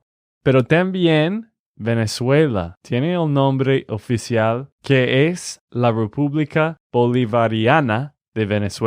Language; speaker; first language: Spanish; non-native, fluent; English